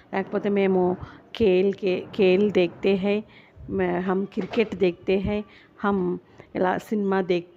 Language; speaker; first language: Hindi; non-native, local second language; Telugu